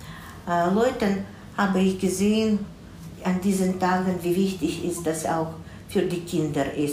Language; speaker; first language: German; non-native, fluent; Russian